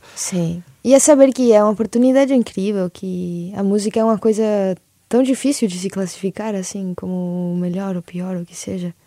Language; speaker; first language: Portuguese; early bilingual, other home language; Spanish